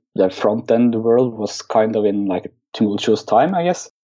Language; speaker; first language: English; non-native, fluent; Norwegian